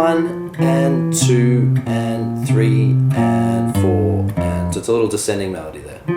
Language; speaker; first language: English; native; English